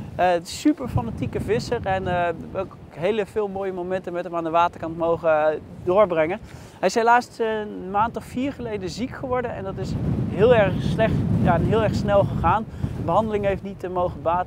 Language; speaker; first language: Dutch; native; Dutch